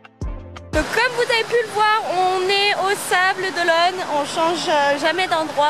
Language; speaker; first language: French; native; French